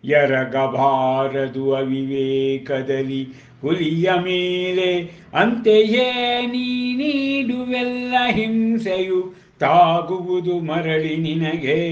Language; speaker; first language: Kannada; native; Kannada